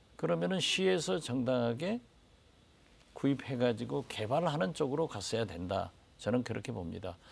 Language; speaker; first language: Korean; native; Korean